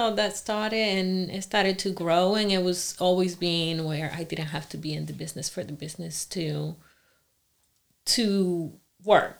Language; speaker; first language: English; non-native, fluent; Spanish